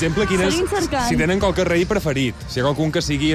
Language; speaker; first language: Catalan; native; Catalan